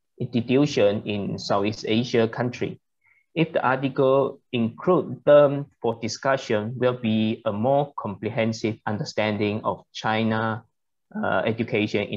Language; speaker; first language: English; non-native, learner; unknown